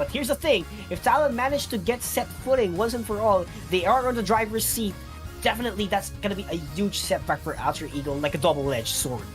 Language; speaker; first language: English; non-native, local second language; Filipino